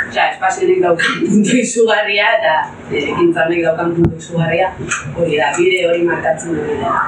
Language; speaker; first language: Basque; non-native, local second language; Spanish